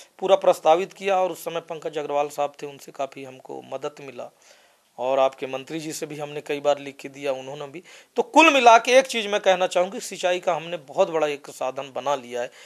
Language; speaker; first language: Hindi; native; Hindi